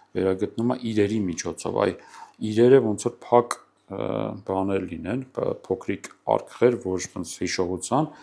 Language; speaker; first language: Armenian; native; Armenian